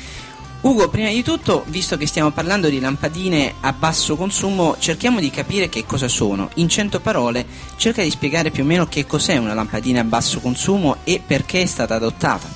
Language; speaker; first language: Italian; native; Italian